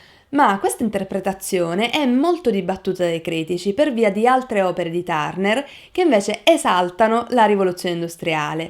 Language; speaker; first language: Italian; native; Italian